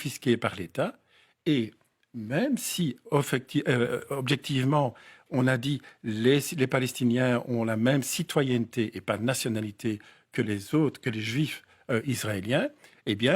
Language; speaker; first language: French; native; French